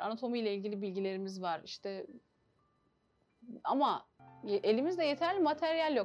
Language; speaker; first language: Turkish; native; Turkish